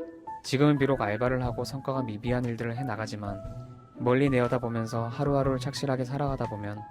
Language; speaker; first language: Korean; native; Korean